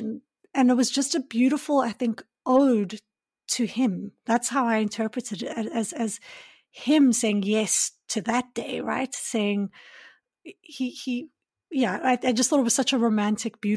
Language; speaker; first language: English; native; English